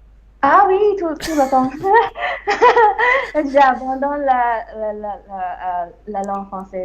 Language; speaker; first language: French; non-native, learner; English